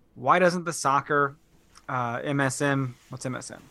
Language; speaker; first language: English; native; English